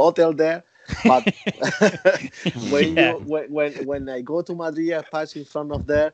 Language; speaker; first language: English; non-native, learner; Spanish